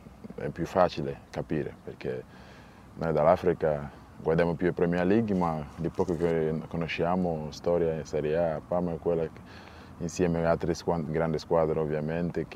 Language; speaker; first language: Italian; non-native, fluent; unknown